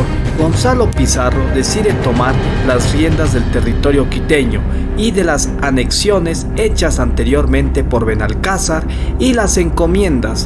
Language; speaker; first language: Spanish; native; Spanish